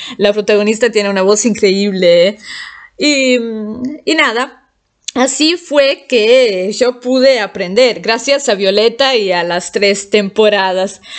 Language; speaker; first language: Spanish; non-native, fluent; Italian